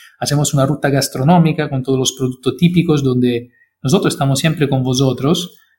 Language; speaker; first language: Spanish; non-native, fluent; Italian